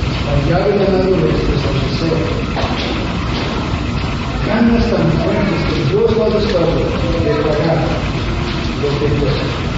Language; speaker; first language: Spanish; non-native, fluent; English